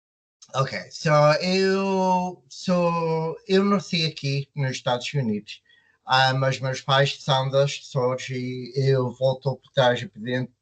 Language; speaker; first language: Portuguese; early bilingual, heritage; Portuguese